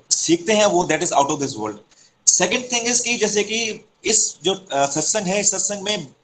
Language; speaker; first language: Hindi; native; Hindi